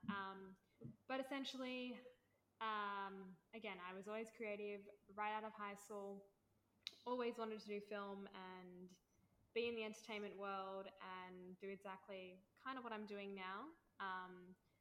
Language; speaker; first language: English; native; English